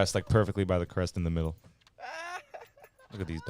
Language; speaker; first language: English; native; English